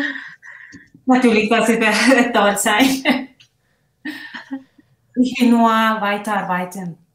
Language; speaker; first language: German; non-native, learner; Spanish